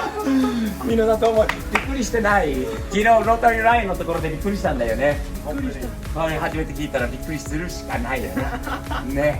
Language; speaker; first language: Japanese; non-native, fluent; English